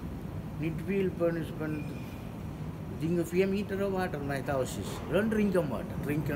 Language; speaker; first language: Dutch; non-native, learner; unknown